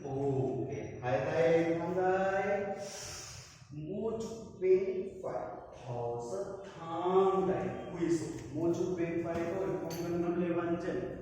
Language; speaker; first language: Vietnamese; non-native, learner; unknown